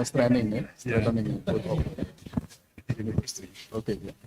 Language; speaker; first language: English; non-native, fluent; Indonesian